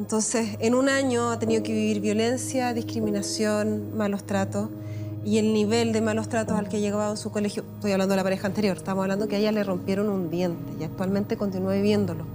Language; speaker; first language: Spanish; native; Spanish